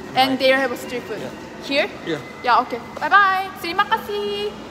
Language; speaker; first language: English; non-native, learner; Korean